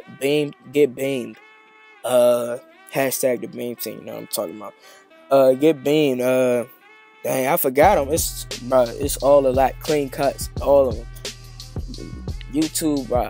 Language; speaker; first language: English; native; English